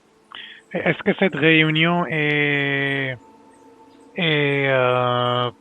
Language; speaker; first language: French; non-native, learner; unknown